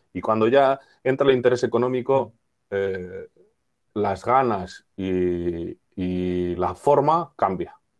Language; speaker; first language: Spanish; native; Spanish